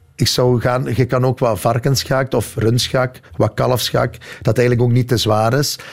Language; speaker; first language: Dutch; native; Dutch